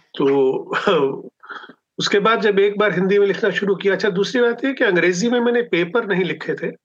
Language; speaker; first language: Hindi; non-native, local second language; Punjabi